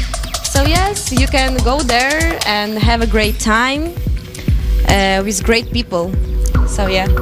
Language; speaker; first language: English; non-native, local second language; Ukrainian